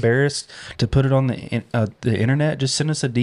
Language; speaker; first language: English; native; English